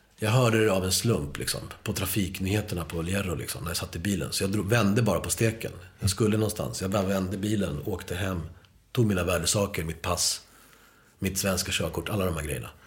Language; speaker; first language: Swedish; early bilingual, other home language; Spanish